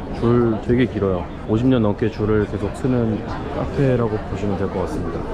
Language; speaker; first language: Korean; native; Korean